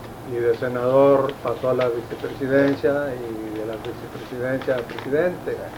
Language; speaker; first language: Spanish; native; Spanish